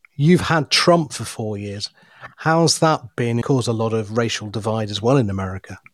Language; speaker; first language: English; native; English